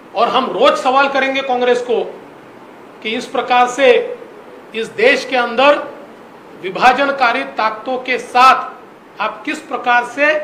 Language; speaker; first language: Hindi; non-native, local second language; Marathi